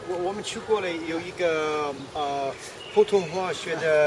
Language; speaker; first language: Chinese; non-native, fluent; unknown